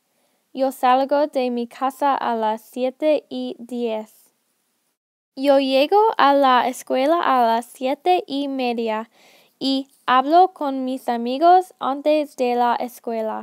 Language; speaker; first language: Spanish; non-native, learner; English